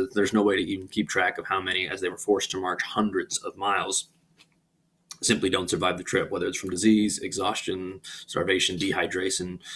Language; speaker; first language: English; native; English